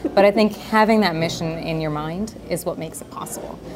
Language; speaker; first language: English; native; English